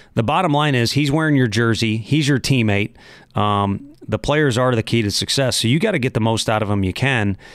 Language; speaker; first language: English; native; English